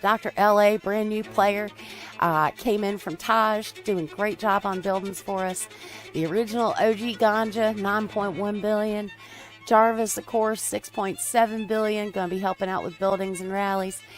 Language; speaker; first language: English; native; English